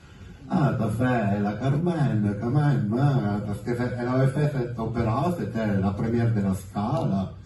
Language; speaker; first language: French; non-native, fluent; Italian